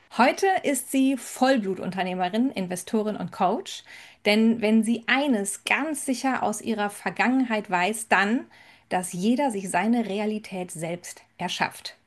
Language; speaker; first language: German; native; German